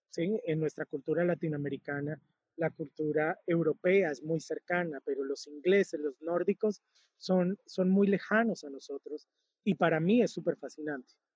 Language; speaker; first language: Spanish; native; Spanish